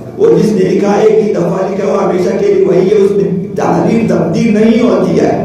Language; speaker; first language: Urdu; non-native, local second language; Balti